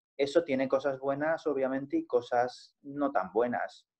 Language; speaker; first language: Spanish; native; Spanish